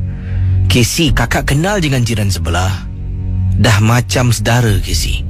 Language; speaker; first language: Malay; native; Malay